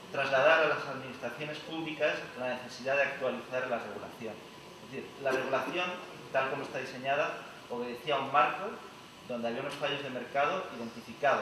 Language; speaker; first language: Spanish; native; Spanish